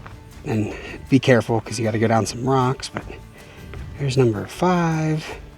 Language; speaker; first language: English; native; English